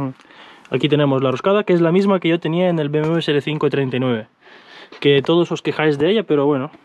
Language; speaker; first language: Spanish; native; Spanish